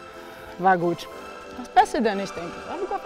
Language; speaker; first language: German; non-native, learner; Portuguese